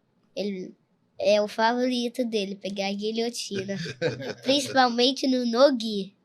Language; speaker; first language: Portuguese; early bilingual, heritage; Portuguese